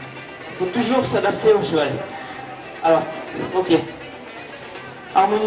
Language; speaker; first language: French; native; French